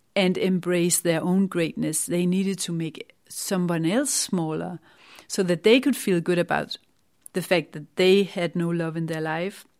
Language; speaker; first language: English; non-native, fluent; Danish